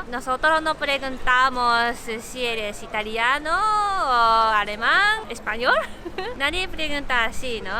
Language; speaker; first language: Spanish; non-native, fluent; Japanese